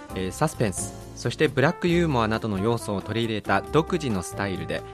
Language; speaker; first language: Japanese; non-native, fluent; Chinese